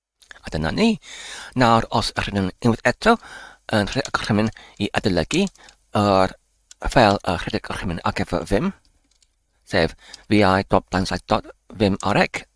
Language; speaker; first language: Welsh; non-native, learner; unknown